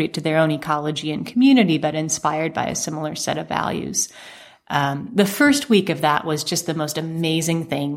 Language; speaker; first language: English; native; English